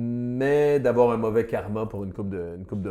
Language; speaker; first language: French; native; French